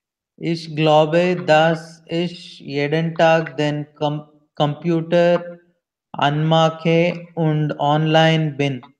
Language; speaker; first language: German; non-native, learner; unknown